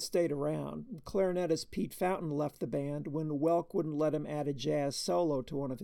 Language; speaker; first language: English; native; English